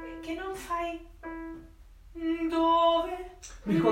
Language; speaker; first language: Italian; non-native, learner; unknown